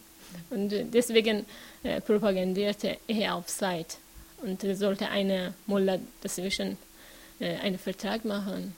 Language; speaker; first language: German; non-native, learner; Persian